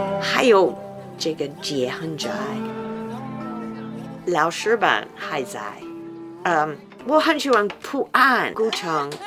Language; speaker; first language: Chinese; non-native, fluent; English